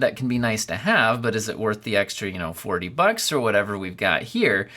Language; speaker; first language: English; native; English